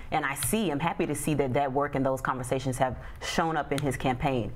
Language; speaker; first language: English; native; English